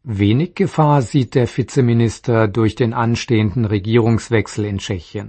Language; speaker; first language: German; native; German